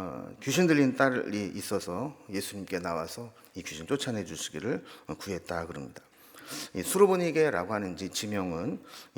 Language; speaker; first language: Korean; native; Korean